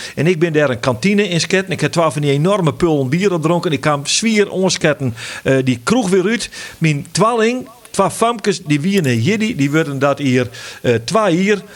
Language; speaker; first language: Dutch; non-native, local second language; Western Frisian